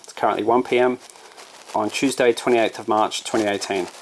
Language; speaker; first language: English; native; English